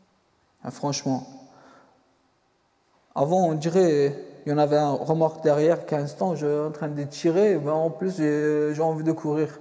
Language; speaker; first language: French; non-native, fluent; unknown